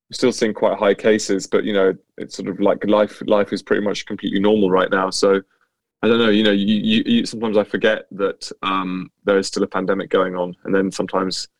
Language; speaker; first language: English; native; English